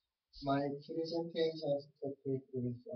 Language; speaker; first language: English; non-native, learner; Korean